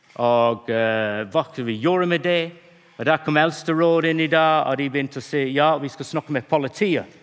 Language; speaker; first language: Norwegian; non-native, fluent; English